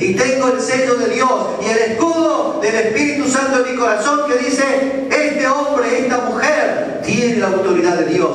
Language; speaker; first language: Spanish; native; Spanish